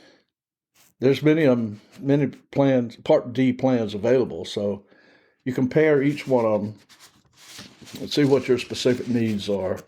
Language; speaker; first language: English; native; English